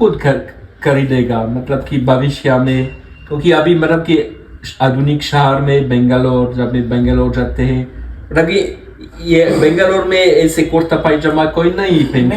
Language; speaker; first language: Hindi; non-native, learner; French